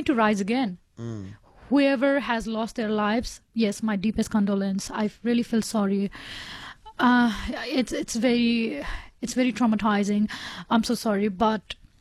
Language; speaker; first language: English; non-native, local second language; Nepali